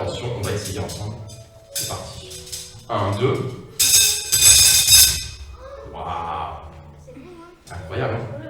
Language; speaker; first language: French; native; French